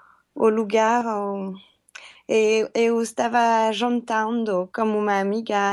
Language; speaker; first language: Portuguese; non-native, learner; French